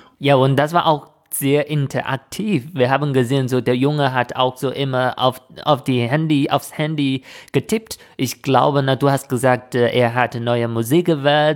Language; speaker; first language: German; non-native, fluent; Chinese